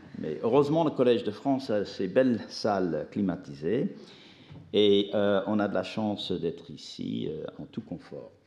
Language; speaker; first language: French; non-native, fluent; English